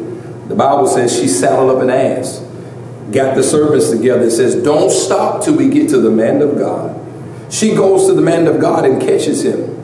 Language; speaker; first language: English; native; English